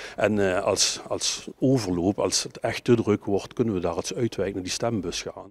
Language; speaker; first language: Dutch; native; Dutch